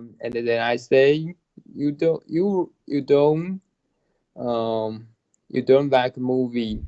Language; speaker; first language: English; non-native, learner; Chinese